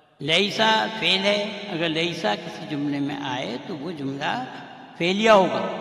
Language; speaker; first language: Urdu; native; Urdu